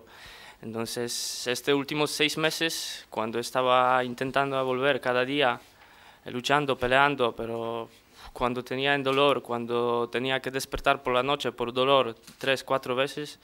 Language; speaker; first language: Spanish; non-native, fluent; Polish